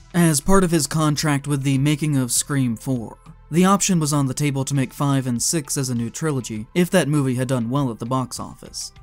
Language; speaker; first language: English; native; English